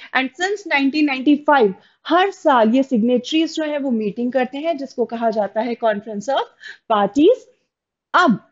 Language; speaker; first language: Hindi; native; Hindi